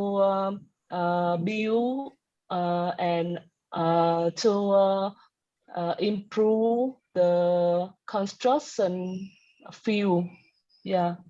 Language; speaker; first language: English; non-native, learner; Vietnamese